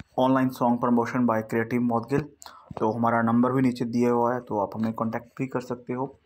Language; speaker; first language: Hindi; non-native, local second language; Punjabi